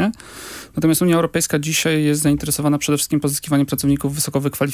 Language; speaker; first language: Polish; native; Polish